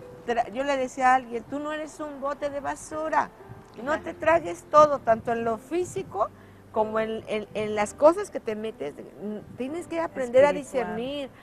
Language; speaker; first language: Spanish; native; Spanish